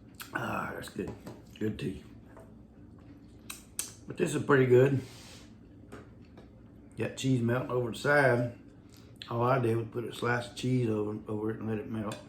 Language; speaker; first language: English; native; English